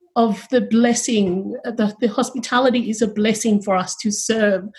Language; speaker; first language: English; early bilingual, other home language; Tongan